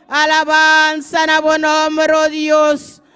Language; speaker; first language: Spanish; non-native, learner; Papiamento